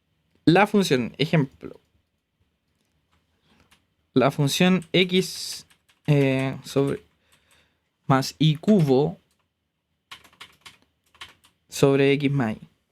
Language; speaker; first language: Spanish; native; Spanish